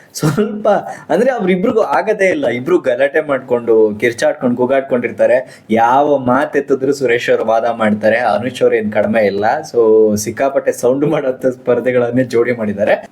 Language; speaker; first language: Kannada; native; Kannada